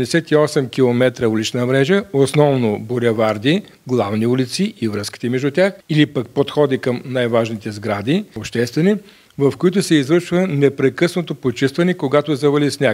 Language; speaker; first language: Bulgarian; native; Bulgarian